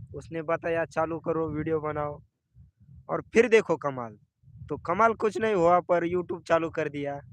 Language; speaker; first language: Hindi; non-native, local second language; Marathi